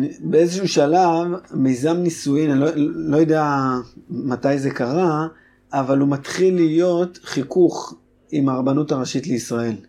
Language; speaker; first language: Hebrew; native; Hebrew